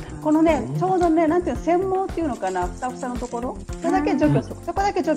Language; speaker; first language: Japanese; native; Japanese